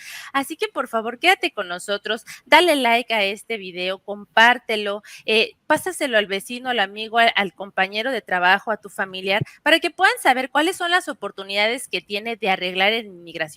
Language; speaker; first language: Spanish; native; Spanish